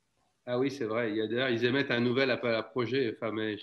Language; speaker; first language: French; native; French